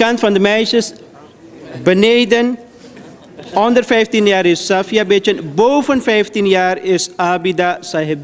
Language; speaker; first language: Dutch; early bilingual, other home language; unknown